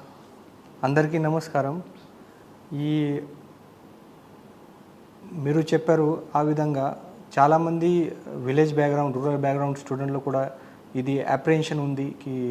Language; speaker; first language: Telugu; non-native, fluent; Marathi